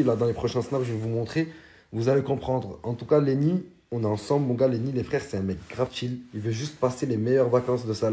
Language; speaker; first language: French; native; French